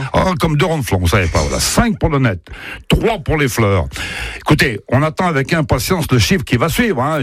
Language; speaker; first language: French; native; French